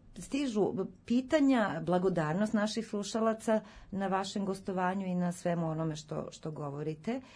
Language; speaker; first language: Serbian; native; Serbian